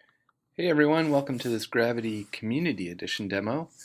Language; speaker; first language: English; native; English